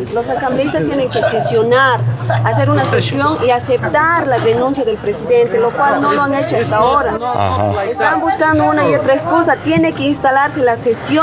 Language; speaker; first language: Spanish; native; Spanish